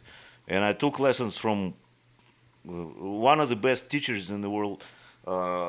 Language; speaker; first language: English; non-native, fluent; Russian